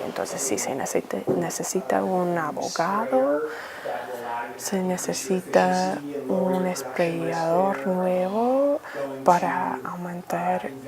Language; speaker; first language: Spanish; non-native, fluent; English